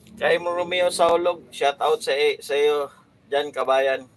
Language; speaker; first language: Filipino; non-native, local second language; Cebuano